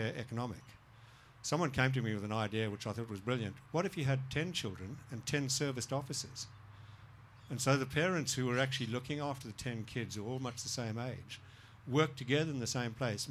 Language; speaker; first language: English; native; English